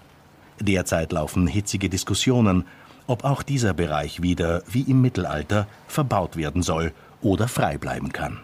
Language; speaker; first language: German; native; German